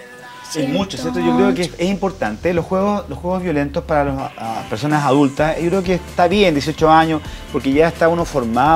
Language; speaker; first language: Spanish; native; Spanish